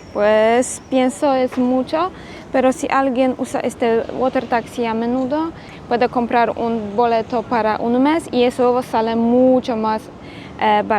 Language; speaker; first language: Spanish; non-native, fluent; Polish